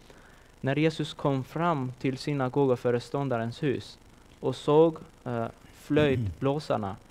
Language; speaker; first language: Swedish; non-native, fluent; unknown